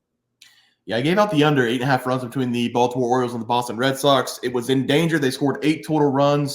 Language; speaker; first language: English; native; English